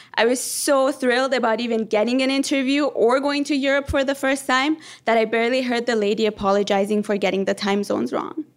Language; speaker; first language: English; early bilingual, other home language; Persian